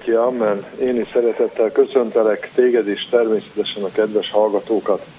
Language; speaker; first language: Hungarian; native; Hungarian